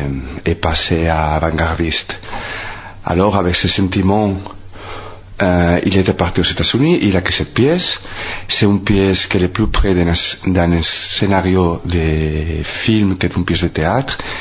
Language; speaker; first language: French; non-native, fluent; Spanish